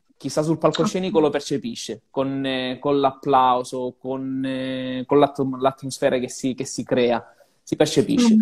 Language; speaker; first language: Italian; native; Italian